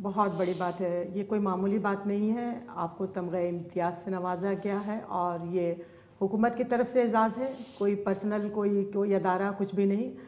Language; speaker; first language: Urdu; native; Urdu